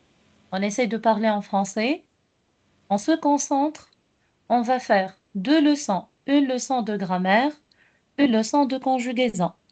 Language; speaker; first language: French; non-native, local second language; Arabic